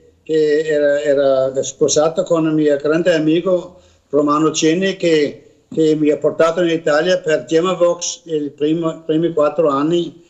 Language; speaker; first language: Italian; non-native, learner; Danish